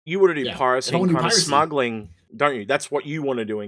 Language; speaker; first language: English; native; English